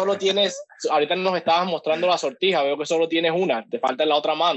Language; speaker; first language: Spanish; native; Spanish